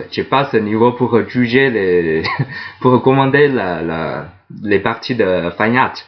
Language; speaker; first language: French; non-native, fluent; Chinese